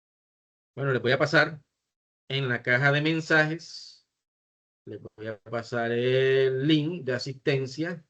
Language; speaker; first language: Spanish; native; Spanish